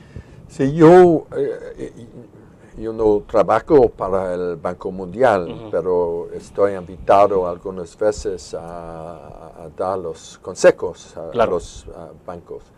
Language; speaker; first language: Spanish; non-native, fluent; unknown